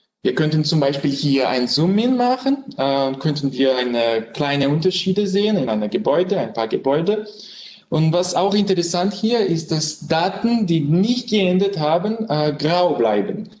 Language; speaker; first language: German; non-native, learner; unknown